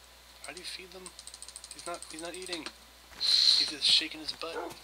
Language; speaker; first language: English; native; English